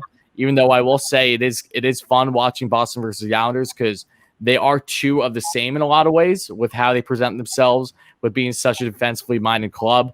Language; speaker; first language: English; native; English